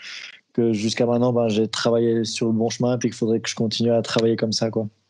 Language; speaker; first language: French; native; French